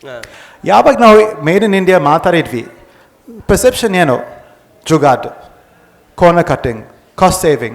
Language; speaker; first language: Kannada; non-native, fluent; English